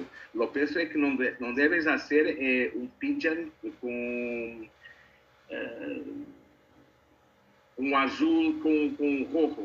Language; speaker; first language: Spanish; non-native, learner; Portuguese